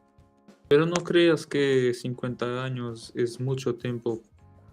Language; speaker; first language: Spanish; non-native, learner; Portuguese